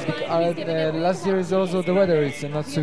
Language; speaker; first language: English; non-native, learner; Polish